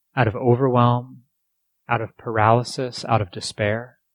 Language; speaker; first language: English; native; English